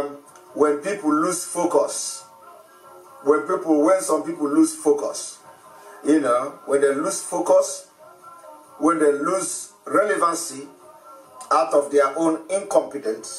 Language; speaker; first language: English; non-native, local second language; Igbo